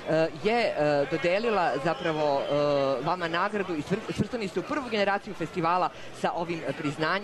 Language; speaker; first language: Serbian; native; Serbian